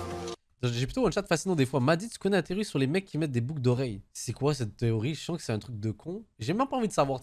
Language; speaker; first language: French; native; French